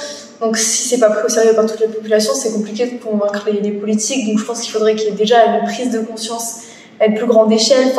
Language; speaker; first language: French; native; French